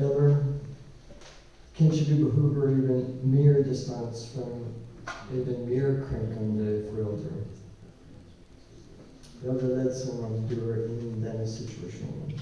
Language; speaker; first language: Swedish; non-native, learner; English